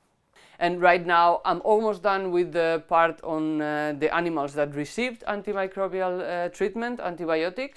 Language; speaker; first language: English; non-native, fluent; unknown